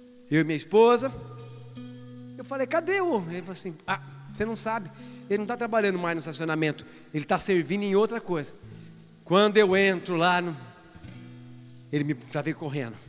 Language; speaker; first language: Portuguese; native; Portuguese